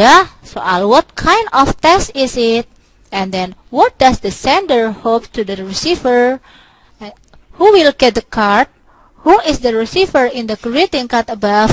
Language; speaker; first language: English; non-native, local second language; Indonesian